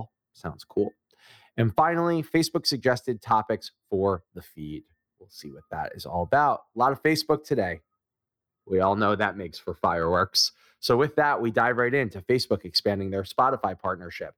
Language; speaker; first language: English; native; English